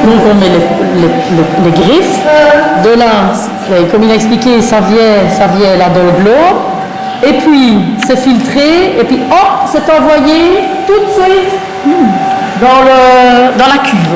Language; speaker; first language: French; native; French